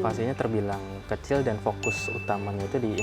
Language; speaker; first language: Indonesian; native; Indonesian